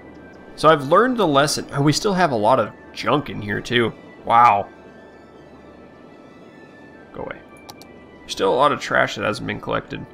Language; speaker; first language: English; native; English